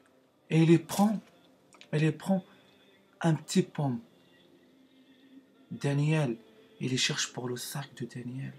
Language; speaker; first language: French; non-native, learner; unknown